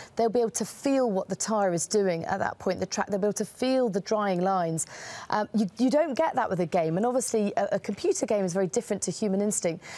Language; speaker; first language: English; native; English